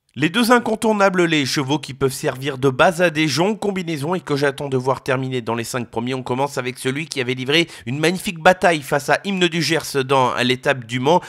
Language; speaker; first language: French; native; French